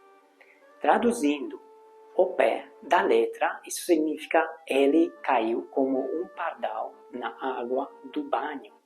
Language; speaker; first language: Portuguese; non-native, fluent; Hungarian